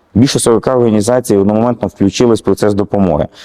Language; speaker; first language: Ukrainian; native; Ukrainian